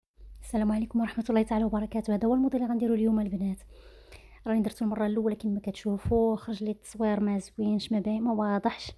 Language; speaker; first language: Arabic; native; Arabic